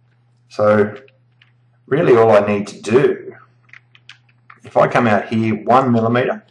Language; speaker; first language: English; native; English